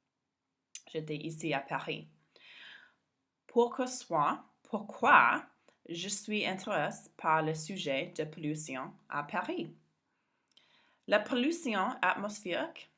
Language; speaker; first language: French; non-native, learner; English